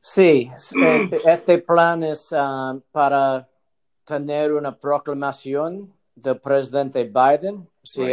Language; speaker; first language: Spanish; non-native, learner; English